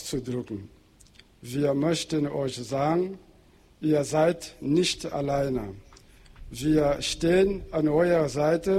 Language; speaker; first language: German; non-native, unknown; Portuguese